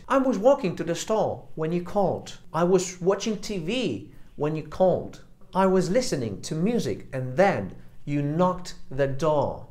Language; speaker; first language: English; non-native, fluent; Polish